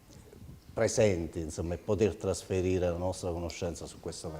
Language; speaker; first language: Italian; native; Italian